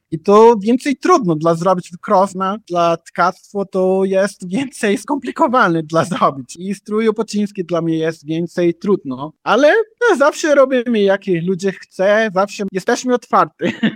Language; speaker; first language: Polish; non-native, learner; Portuguese